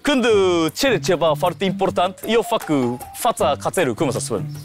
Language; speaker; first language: Romanian; non-native, learner; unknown